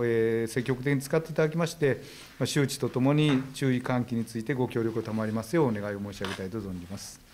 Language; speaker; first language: Japanese; native; Japanese